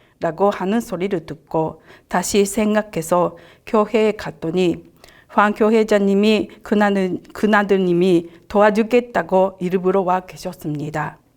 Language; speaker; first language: Korean; non-native, fluent; Japanese